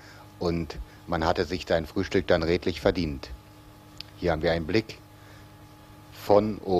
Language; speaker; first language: German; native; German